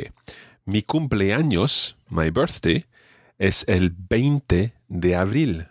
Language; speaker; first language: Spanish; non-native, fluent; English